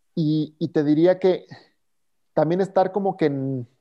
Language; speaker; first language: Spanish; native; Spanish